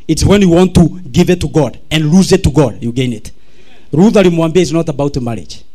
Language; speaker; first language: English; non-native, local second language; Swahili